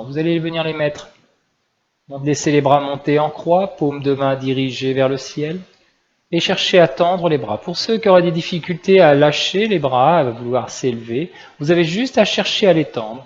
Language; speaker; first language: French; native; French